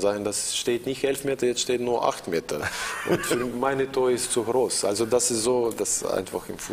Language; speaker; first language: German; non-native, learner; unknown